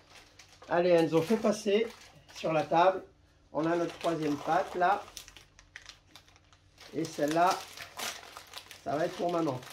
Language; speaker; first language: French; native; French